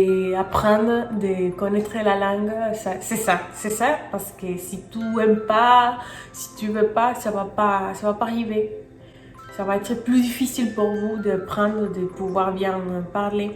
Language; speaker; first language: French; non-native, fluent; Spanish